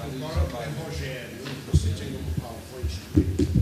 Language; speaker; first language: Portuguese; non-native, fluent; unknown